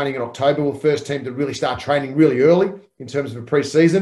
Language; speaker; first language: English; native; English